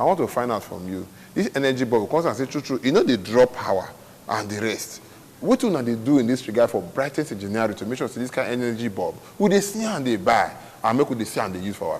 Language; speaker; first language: English; non-native, local second language; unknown